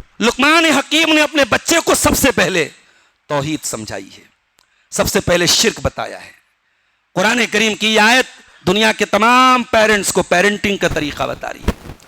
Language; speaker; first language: Urdu; native; Urdu